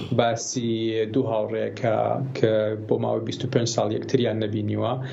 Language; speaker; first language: Central Kurdish; non-native, local second language; Gurani